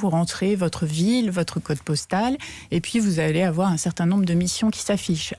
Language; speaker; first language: French; native; French